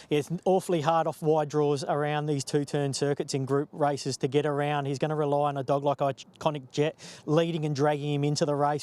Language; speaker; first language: English; native; English